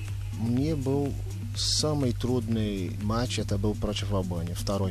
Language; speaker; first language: Russian; non-native, fluent; Portuguese